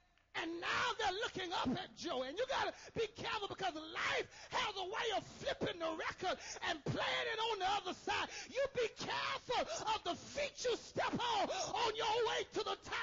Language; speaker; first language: English; native; English